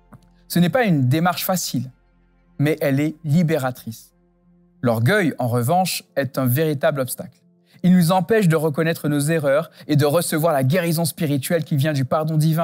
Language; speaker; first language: French; native; French